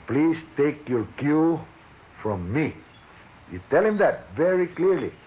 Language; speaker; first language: English; non-native, local second language; Filipino